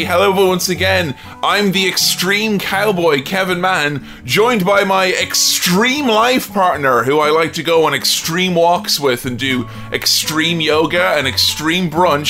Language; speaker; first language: English; native; English